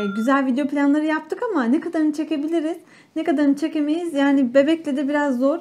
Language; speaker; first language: Turkish; native; Turkish